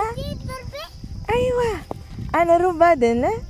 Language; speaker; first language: Arabic; non-native, learner; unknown